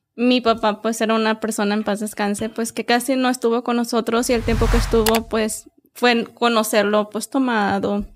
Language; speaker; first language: Spanish; native; Spanish